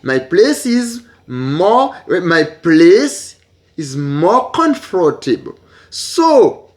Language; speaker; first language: English; non-native, learner; Haitian Creole